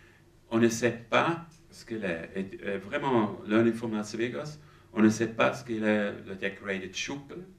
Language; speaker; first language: French; non-native, learner; German